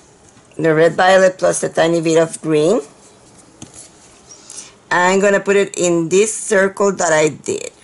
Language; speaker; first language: English; non-native, fluent; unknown